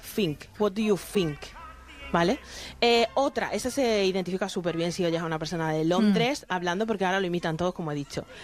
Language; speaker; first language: Spanish; native; Spanish